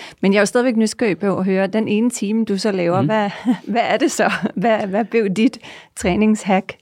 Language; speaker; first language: Danish; native; Danish